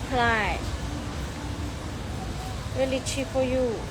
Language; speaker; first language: English; non-native, learner; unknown